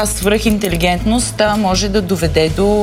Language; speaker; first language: Bulgarian; native; Bulgarian